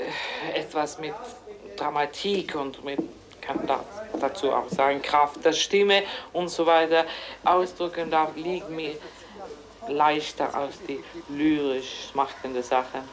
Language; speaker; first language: German; non-native, fluent; Swedish